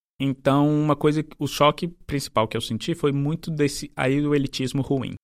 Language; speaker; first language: Portuguese; native; Portuguese